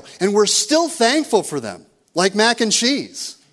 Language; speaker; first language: English; native; English